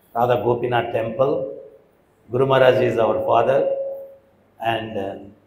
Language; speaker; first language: English; non-native, local second language; Telugu